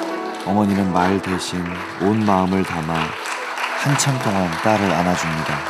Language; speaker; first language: Korean; native; Korean